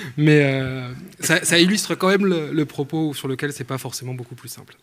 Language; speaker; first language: French; native; French